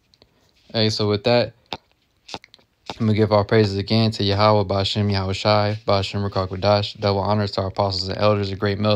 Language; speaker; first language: English; native; English